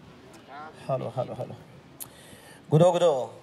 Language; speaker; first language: Swedish; non-native, fluent; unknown